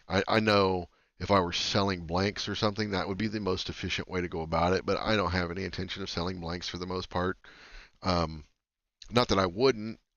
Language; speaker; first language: English; native; English